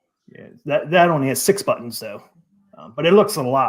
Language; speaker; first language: English; native; English